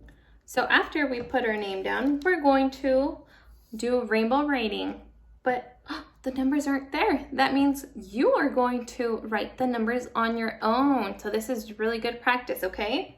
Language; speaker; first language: English; native; English